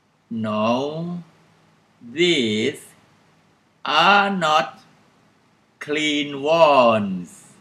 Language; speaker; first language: English; non-native, learner; Thai